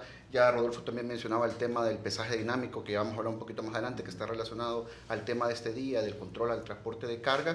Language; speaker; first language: Spanish; native; Spanish